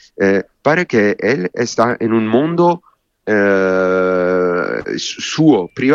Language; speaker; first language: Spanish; non-native, learner; French